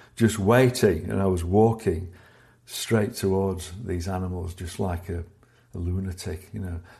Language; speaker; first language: English; native; English